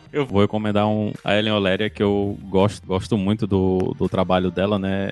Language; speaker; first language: Portuguese; native; Portuguese